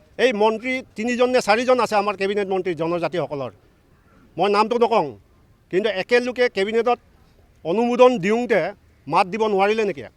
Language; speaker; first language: Assamese; non-native, local second language; Mising